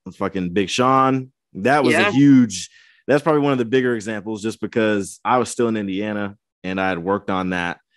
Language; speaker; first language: English; native; English